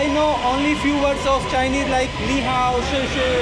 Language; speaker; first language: English; non-native, local second language; Hindi